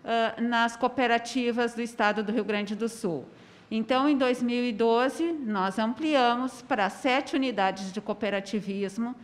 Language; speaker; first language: Portuguese; native; Portuguese